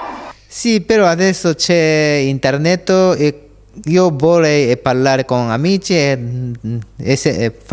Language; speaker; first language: Italian; non-native, learner; Japanese